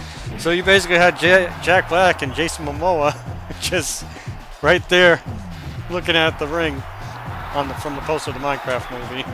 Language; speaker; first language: English; native; English